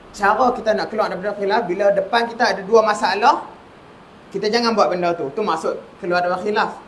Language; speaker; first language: Malay; native; Malay